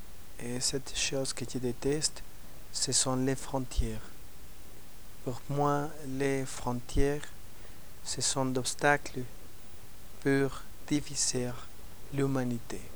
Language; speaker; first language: French; non-native, learner; Spanish